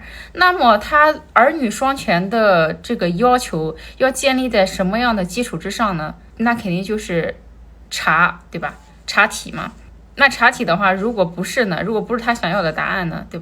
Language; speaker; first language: Chinese; native; Chinese